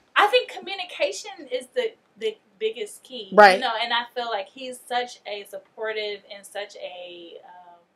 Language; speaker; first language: English; native; English